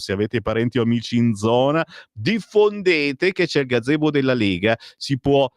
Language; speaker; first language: Italian; native; Italian